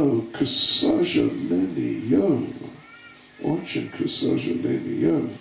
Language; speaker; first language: Russian; non-native, learner; English